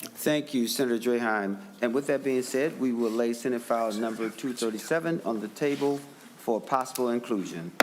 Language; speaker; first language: English; native; English